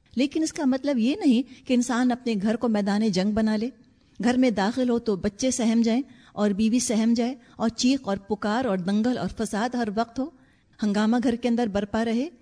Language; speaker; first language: Urdu; native; Urdu